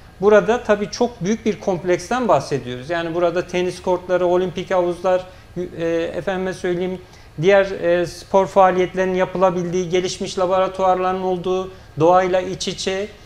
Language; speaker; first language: Turkish; native; Turkish